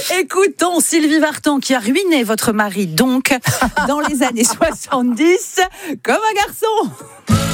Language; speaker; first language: French; native; French